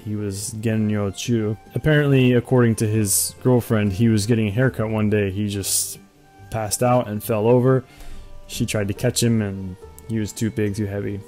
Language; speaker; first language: English; native; English